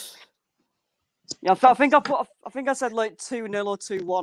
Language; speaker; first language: English; native; English